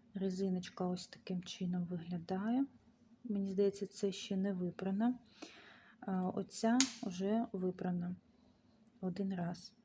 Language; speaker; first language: Ukrainian; native; Ukrainian